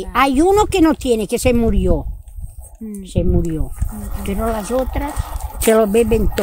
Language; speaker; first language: Spanish; non-native, local second language; Catalan